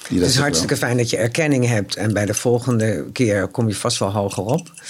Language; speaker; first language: Dutch; native; Dutch